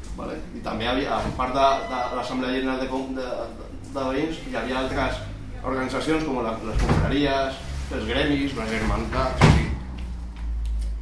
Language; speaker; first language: Catalan; non-native, local second language; Spanish